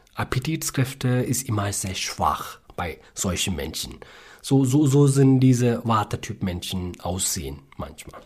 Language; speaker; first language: German; non-native, learner; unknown